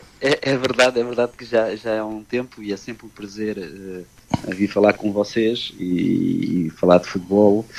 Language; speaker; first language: Portuguese; early bilingual, heritage; Portuguese